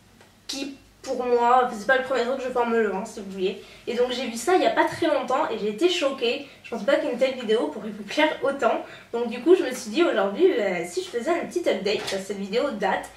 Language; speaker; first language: French; native; French